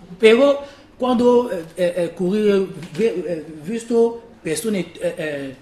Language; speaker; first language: Italian; non-native, learner; French